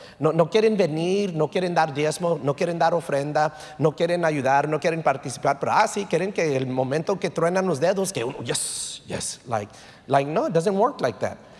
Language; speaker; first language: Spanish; early bilingual, heritage; Spanish